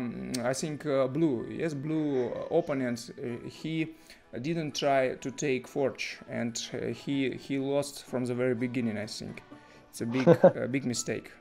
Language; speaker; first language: English; non-native, learner; Russian